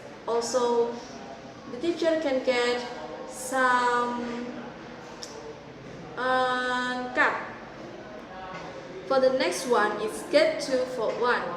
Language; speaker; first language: English; non-native, learner; Indonesian